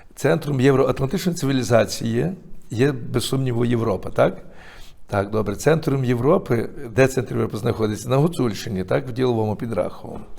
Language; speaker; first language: Ukrainian; native; Ukrainian